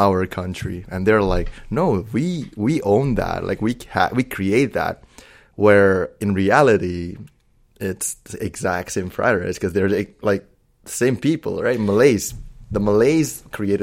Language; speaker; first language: English; non-native, fluent; Indonesian